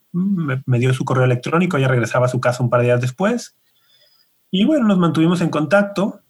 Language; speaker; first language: Spanish; native; Spanish